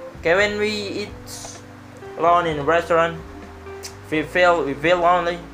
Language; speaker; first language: English; non-native, learner; Indonesian